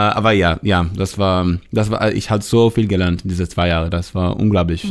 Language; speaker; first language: German; non-native, learner; Hebrew